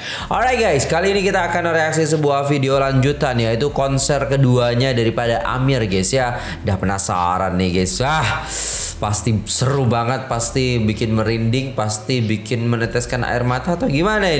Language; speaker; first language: Indonesian; native; Indonesian